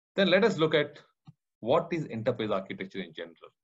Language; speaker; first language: English; non-native, local second language; Kannada